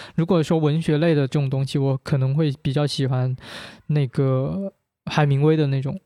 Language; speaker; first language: Chinese; non-native, local second language; Min Nan Chinese